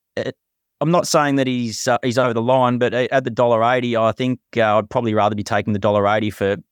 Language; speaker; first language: English; native; English